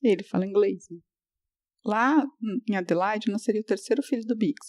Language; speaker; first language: Portuguese; native; Portuguese